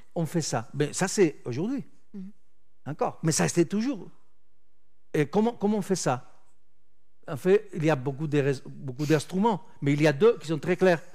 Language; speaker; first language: French; non-native, fluent; Spanish